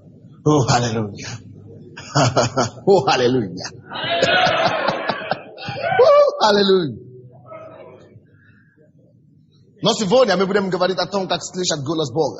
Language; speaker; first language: Russian; non-native, fluent; Yoruba